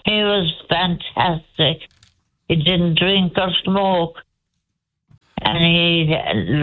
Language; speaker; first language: English; native; English